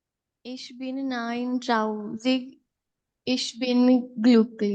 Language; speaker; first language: German; non-native, learner; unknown